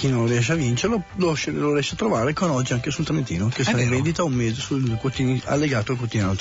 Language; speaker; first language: Italian; native; Italian